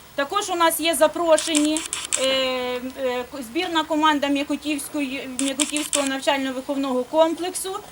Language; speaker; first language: Ukrainian; native; Ukrainian